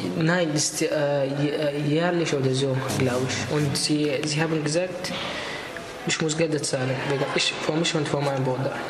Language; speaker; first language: German; non-native, learner; Arabic